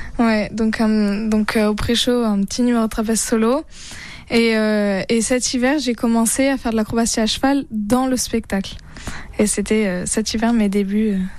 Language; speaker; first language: French; native; French